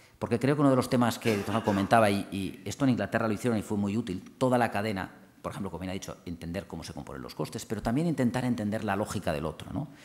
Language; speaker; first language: Spanish; non-native, local second language; Catalan